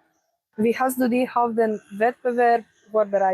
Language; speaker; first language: German; non-native, learner; Croatian